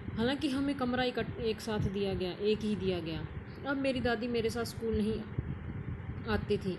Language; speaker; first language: Hindi; native; Hindi